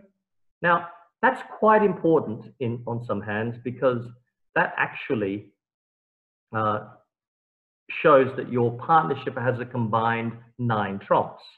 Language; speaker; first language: English; native; English